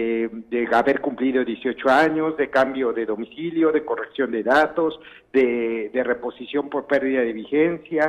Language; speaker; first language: Spanish; native; Spanish